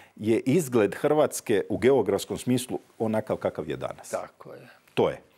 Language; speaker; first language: Croatian; native; Croatian